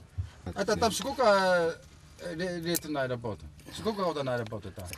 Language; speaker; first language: Russian; non-native, learner; Korean